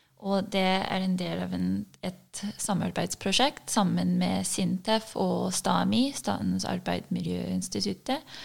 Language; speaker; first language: Norwegian; non-native, fluent; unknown